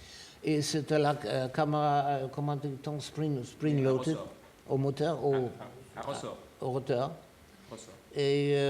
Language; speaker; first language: French; non-native, fluent; German